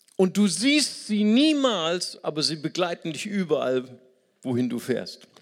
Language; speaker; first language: German; non-native, fluent; Portuguese